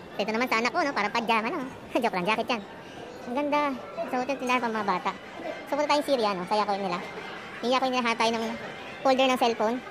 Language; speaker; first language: Filipino; native; Filipino